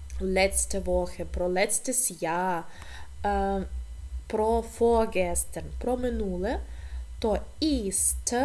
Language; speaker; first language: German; non-native, fluent; Ukrainian